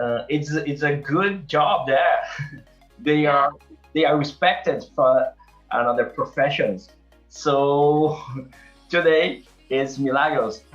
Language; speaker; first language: English; non-native, learner; Portuguese